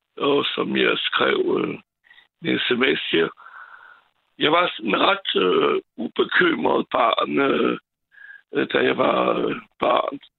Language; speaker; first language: Danish; non-native, fluent; French